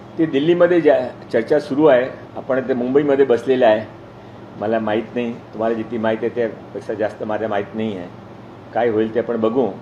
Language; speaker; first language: Marathi; non-native, local second language; Hindi